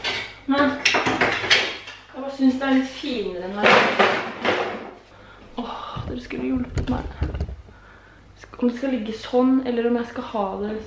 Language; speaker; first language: Norwegian; native; Norwegian